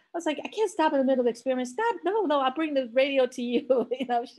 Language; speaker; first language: English; non-native, fluent; Chinese